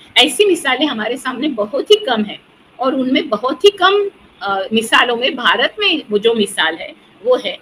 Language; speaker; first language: Hindi; non-native, local second language; Marathi